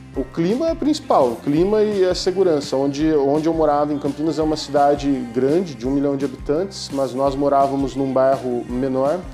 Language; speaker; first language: Portuguese; native; Portuguese